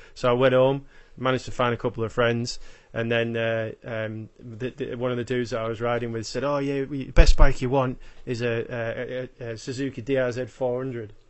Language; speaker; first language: English; native; English